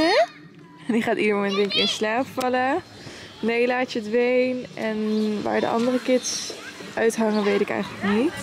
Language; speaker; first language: Dutch; native; Dutch